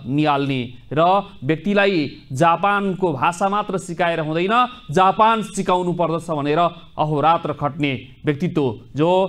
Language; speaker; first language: Nepali; native; Nepali